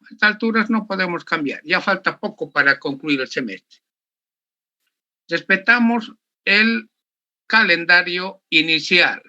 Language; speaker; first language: Spanish; native; Spanish